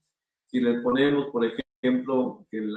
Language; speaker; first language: Spanish; native; Spanish